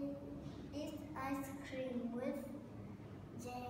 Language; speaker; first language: English; non-native, learner; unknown